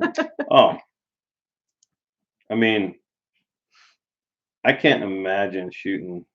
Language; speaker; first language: English; native; English